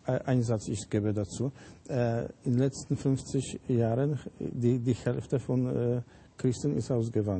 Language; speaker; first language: German; non-native, fluent; Polish